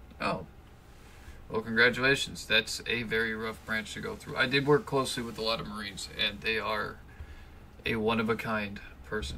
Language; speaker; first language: English; native; English